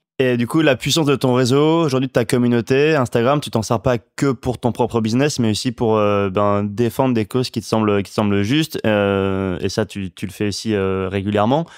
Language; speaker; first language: French; native; French